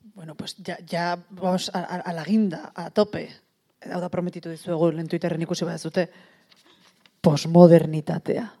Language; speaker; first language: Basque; native; Basque